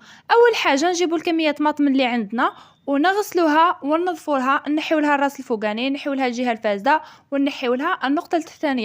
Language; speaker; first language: Arabic; native; Arabic